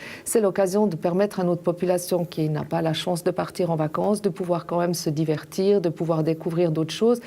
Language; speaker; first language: French; native; French